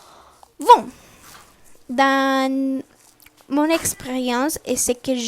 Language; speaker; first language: French; non-native, learner; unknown